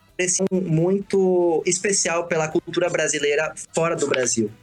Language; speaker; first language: Portuguese; early bilingual, other home language; Spanish